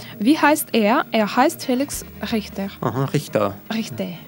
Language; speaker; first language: German; non-native, learner; Russian